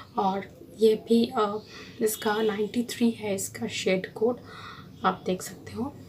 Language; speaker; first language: Hindi; non-native, local second language; Bangla